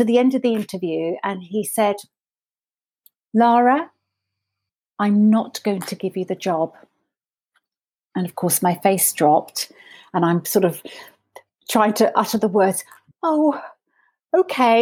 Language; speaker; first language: English; native; English